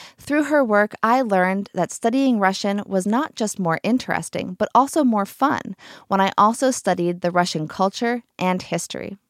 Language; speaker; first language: English; native; English